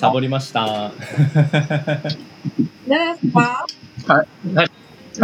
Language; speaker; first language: Japanese; non-native, learner; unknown